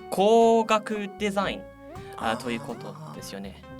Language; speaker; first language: Japanese; non-native, learner; Cantonese